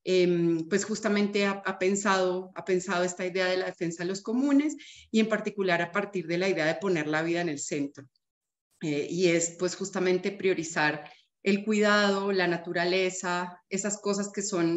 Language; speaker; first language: Spanish; native; Spanish